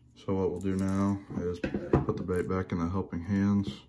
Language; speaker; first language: English; native; English